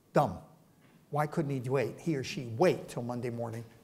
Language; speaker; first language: English; native; English